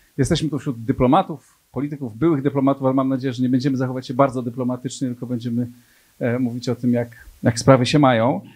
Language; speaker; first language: Polish; native; Polish